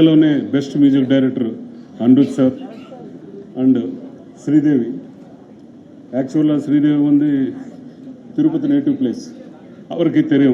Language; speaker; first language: Tamil; non-native, learner; Telugu